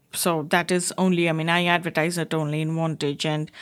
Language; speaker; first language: English; non-native, local second language; Bangla